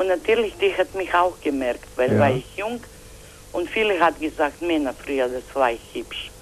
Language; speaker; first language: German; non-native, learner; Croatian